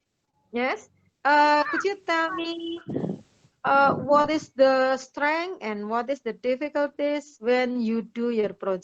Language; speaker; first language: English; non-native, learner; Indonesian